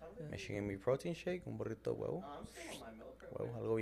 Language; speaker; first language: Spanish; early bilingual, heritage; Spanish